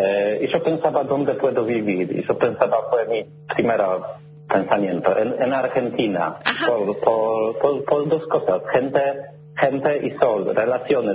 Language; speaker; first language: Spanish; non-native, learner; Polish